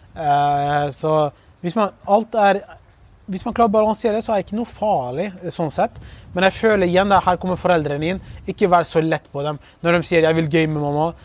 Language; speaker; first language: Norwegian; early bilingual, other home language; Kurdish